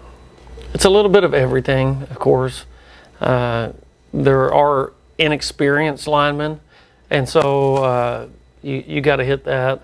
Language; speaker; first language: English; native; English